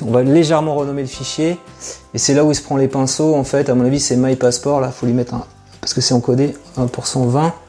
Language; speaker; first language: French; native; French